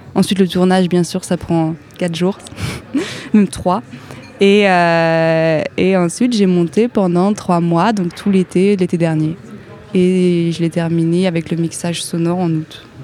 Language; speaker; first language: French; native; French